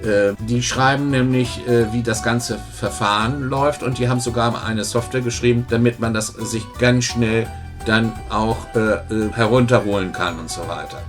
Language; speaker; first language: German; native; German